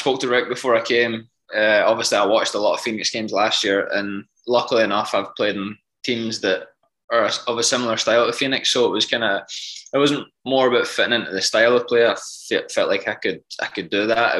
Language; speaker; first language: English; native; English